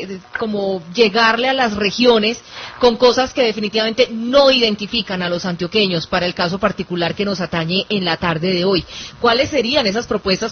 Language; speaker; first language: Spanish; native; Spanish